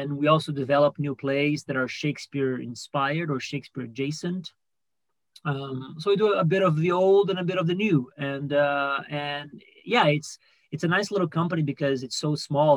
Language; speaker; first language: English; non-native, fluent; Portuguese